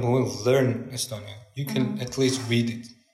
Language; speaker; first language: English; non-native, fluent; Georgian